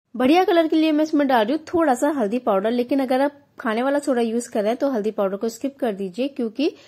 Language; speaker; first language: Hindi; native; Hindi